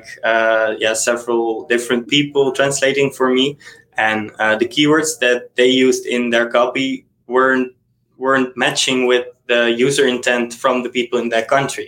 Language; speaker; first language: English; non-native, fluent; Dutch